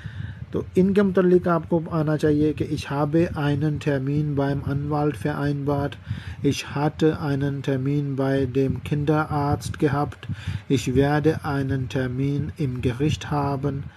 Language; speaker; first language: German; non-native, learner; Urdu